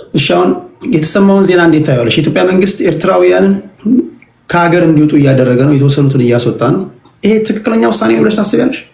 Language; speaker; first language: Amharic; native; Amharic